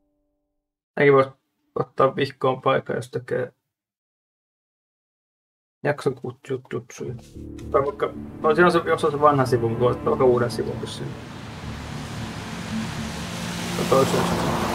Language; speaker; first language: Finnish; native; Finnish